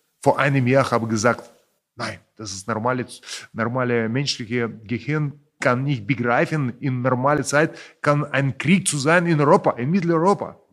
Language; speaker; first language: German; non-native, learner; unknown